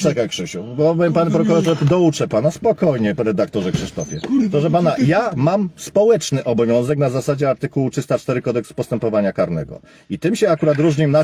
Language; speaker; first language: Polish; native; Polish